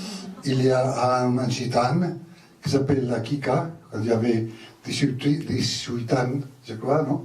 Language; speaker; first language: French; non-native, learner; Spanish